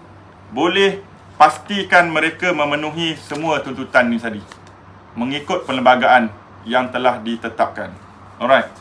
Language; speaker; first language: Malay; native; Malay